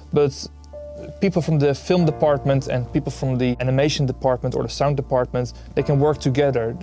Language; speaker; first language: English; non-native, fluent; Dutch